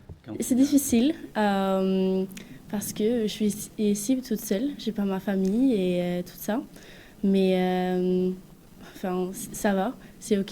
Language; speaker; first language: French; non-native, fluent; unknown